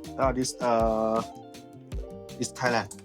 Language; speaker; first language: English; non-native, learner; Thai